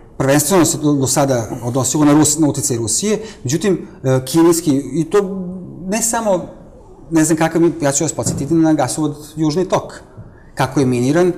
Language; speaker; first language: Serbian; native; Serbian